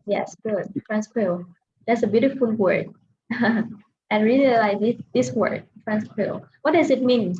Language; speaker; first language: English; non-native, fluent; Vietnamese